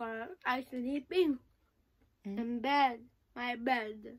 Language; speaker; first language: English; non-native, learner; Korean